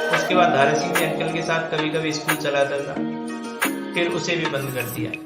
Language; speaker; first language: Hindi; native; Hindi